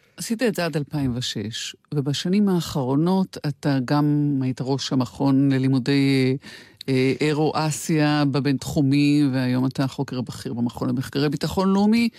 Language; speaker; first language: Hebrew; native; Hebrew